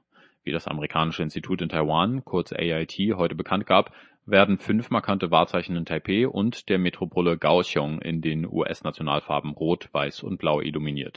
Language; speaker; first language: German; native; German